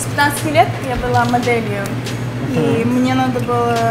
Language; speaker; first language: Russian; early bilingual, other home language; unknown